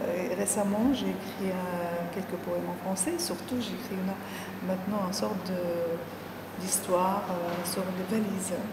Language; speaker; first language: French; non-native, fluent; Arabic